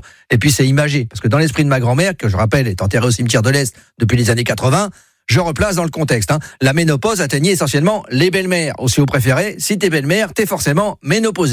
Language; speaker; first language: French; native; French